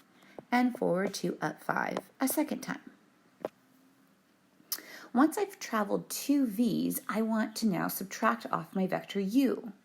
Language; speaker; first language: English; native; English